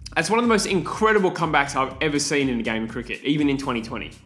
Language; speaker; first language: English; native; English